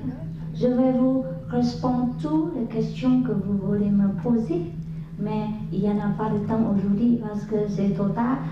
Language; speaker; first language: French; non-native, learner; Vietnamese